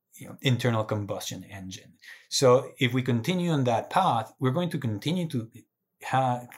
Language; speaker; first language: English; non-native, fluent; Spanish